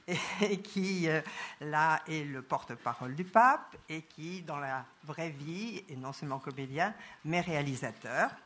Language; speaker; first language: French; native; French